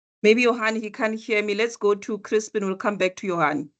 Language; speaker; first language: English; non-native, local second language; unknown